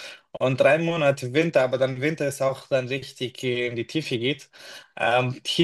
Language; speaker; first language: German; non-native, fluent; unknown